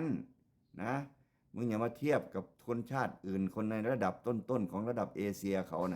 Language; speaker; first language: Thai; non-native, local second language; Lao